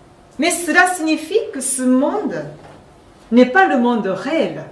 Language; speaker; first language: French; non-native, fluent; Japanese